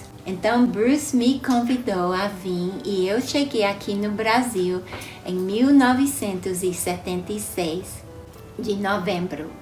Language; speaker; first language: Portuguese; non-native, fluent; English